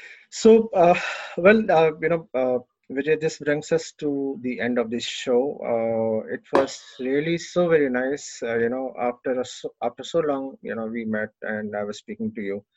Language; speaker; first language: English; non-native, local second language; Hindi